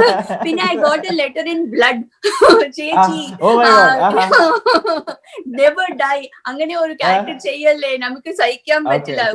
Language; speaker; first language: Malayalam; non-native, learner; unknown